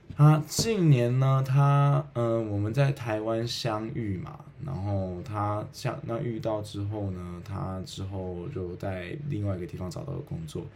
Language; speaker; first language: Chinese; native; Chinese